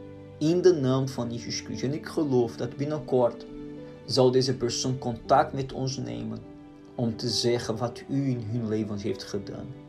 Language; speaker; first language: Dutch; non-native, fluent; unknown